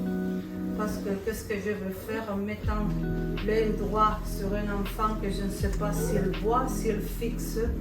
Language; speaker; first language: French; non-native, fluent; Spanish